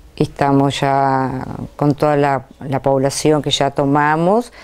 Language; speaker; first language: Spanish; native; Spanish